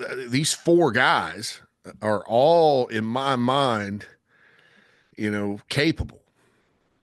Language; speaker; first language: English; native; English